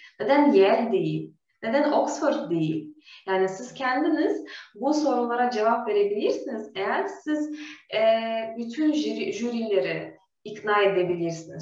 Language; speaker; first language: Turkish; non-native, fluent; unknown